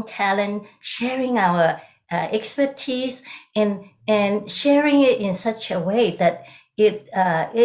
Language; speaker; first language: English; non-native, local second language; Cantonese